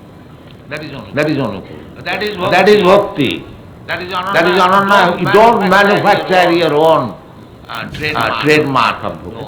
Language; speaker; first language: English; non-native, local second language; Bangla